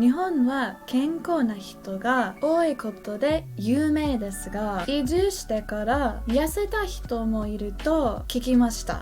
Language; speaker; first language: Japanese; non-native, fluent; English